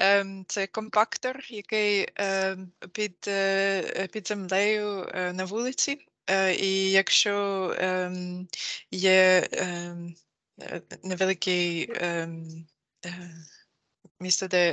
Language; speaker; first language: Ukrainian; non-native, fluent; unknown